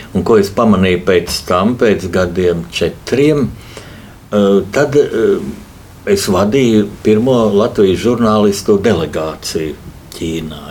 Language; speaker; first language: Latvian; native; Latvian